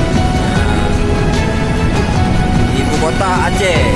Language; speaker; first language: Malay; non-native, local second language; Achinese